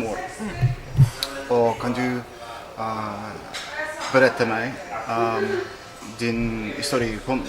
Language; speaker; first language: Norwegian; non-native, learner; Spanish